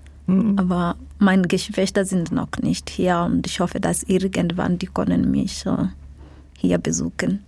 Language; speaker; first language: German; non-native, learner; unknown